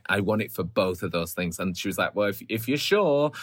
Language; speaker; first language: English; native; English